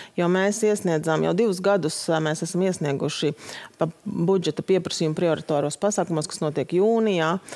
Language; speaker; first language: Latvian; native; Latvian